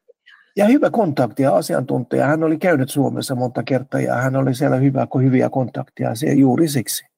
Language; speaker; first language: Finnish; non-native, fluent; Norwegian